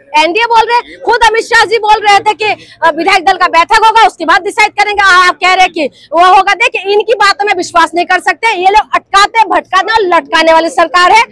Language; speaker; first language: Hindi; non-native, local second language; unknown